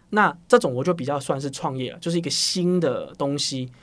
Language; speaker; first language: Chinese; non-native, local second language; Cantonese